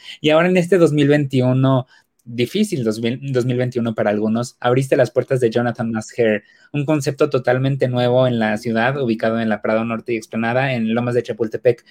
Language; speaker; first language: Spanish; native; Spanish